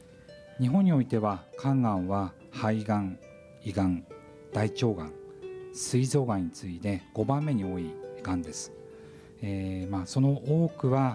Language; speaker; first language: Japanese; native; Japanese